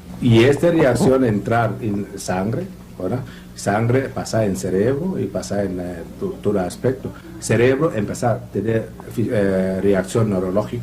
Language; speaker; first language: Spanish; non-native, learner; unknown